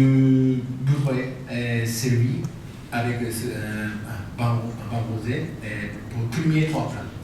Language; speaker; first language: French; non-native, fluent; Japanese